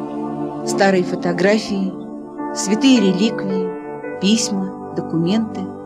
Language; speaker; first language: Russian; native; Russian